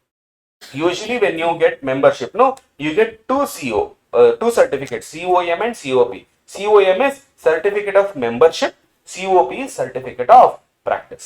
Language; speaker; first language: English; non-native, local second language; Tamil